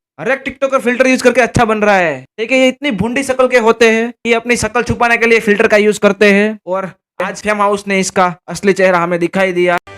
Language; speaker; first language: Hindi; native; Hindi